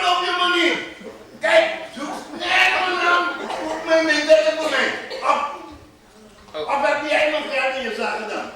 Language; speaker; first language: Dutch; non-native, local second language; Papiamento